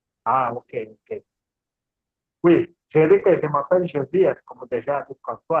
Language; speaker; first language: French; non-native, learner; Portuguese